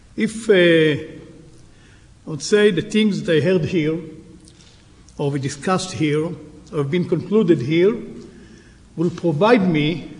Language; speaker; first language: English; non-native, fluent; Hebrew